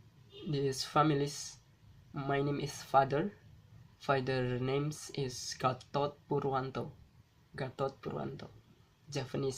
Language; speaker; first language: English; non-native, learner; Indonesian